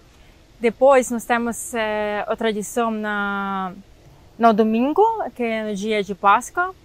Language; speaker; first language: Portuguese; non-native, fluent; Ukrainian